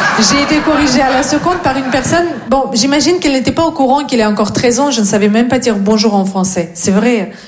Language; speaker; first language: French; non-native, fluent; Russian